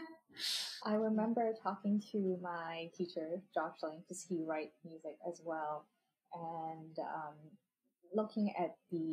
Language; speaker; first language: English; non-native, local second language; Cantonese